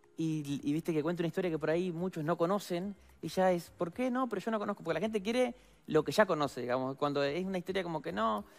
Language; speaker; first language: Spanish; native; Spanish